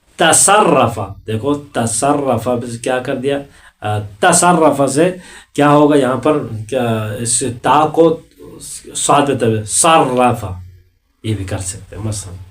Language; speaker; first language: Urdu; non-native, local second language; Balti